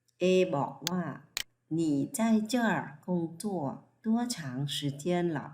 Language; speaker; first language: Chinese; non-native, fluent; Thai